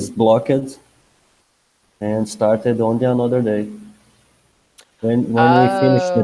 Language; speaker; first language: English; non-native, learner; Portuguese